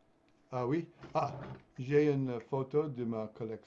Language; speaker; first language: French; non-native, fluent; English